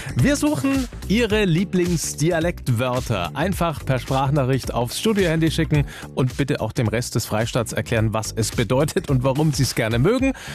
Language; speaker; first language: German; native; German